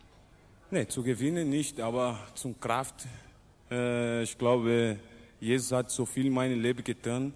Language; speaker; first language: German; non-native, learner; Portuguese